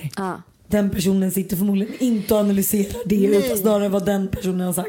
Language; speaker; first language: Swedish; native; Swedish